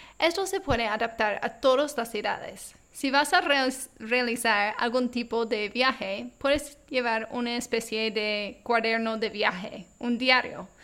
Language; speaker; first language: Spanish; non-native, fluent; English